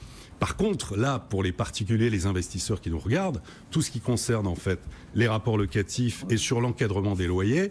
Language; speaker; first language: French; native; French